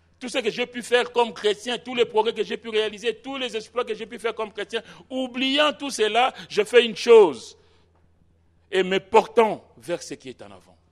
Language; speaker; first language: French; non-native, local second language; Lingala